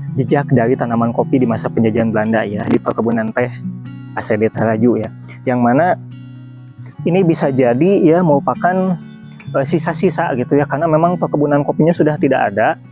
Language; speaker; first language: Indonesian; non-native, local second language; Sundanese